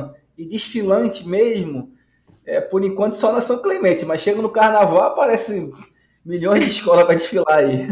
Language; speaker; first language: Portuguese; native; Portuguese